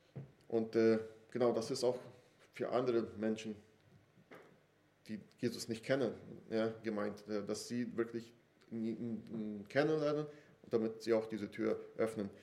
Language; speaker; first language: German; non-native, fluent; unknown